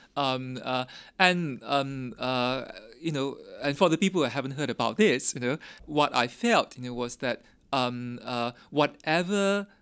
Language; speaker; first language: English; non-native, local second language; Min Nan Chinese